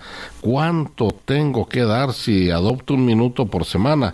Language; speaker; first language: Spanish; native; Spanish